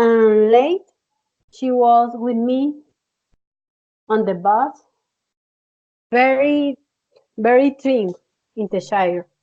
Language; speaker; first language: English; non-native, learner; Spanish